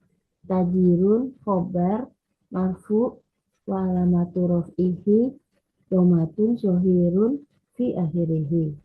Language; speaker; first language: Arabic; non-native, learner; Indonesian